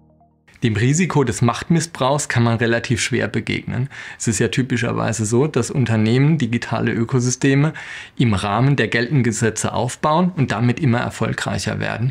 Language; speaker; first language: German; native; German